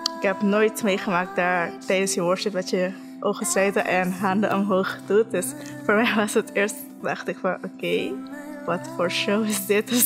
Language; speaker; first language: Dutch; non-native, local second language; Papiamento